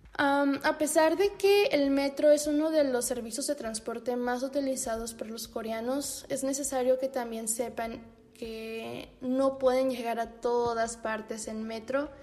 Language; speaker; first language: Spanish; native; Spanish